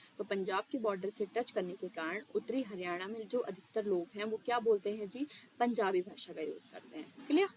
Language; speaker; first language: Hindi; native; Hindi